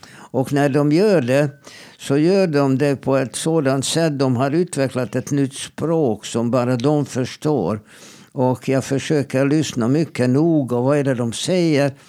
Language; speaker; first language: Swedish; non-native, fluent; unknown